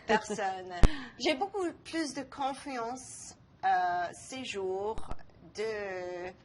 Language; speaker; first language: French; non-native, local second language; English